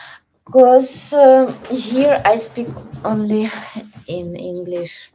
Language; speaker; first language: English; non-native, learner; Russian